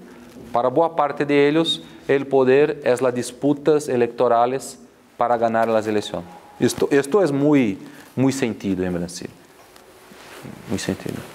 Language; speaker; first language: Spanish; non-native, fluent; Portuguese